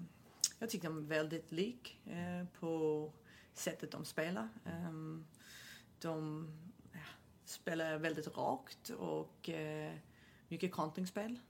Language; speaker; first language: Swedish; non-native, fluent; English